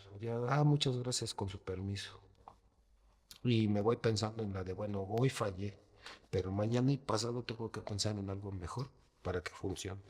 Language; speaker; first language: Spanish; native; Spanish